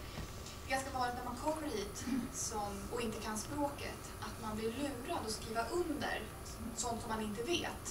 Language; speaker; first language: Swedish; native; Swedish